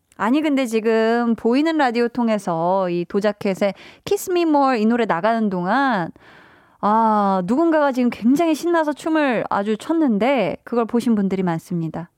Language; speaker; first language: Korean; native; Korean